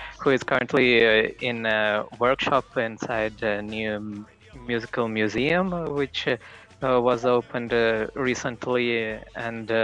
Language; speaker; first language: English; non-native, fluent; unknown